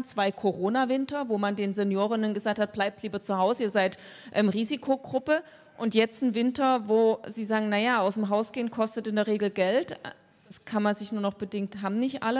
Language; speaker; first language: German; native; German